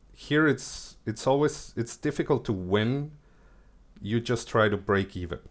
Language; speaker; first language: English; early bilingual, other home language; Spanish